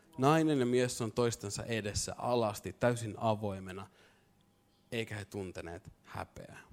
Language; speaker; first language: Finnish; native; Finnish